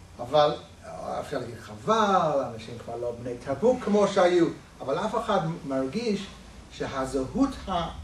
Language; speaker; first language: Hebrew; non-native, fluent; English